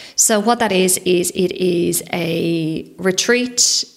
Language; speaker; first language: English; native; English